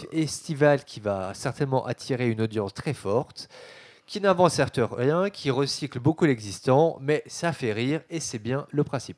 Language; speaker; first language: French; native; French